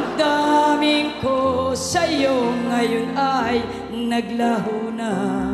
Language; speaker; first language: Filipino; native; Filipino